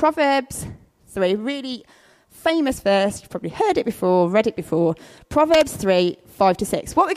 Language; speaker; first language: English; native; English